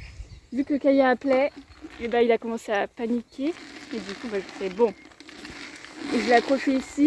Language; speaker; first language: French; native; French